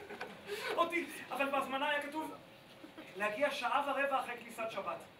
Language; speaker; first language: Hebrew; native; Hebrew